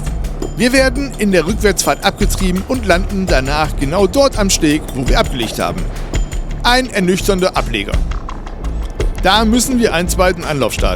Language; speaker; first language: German; native; German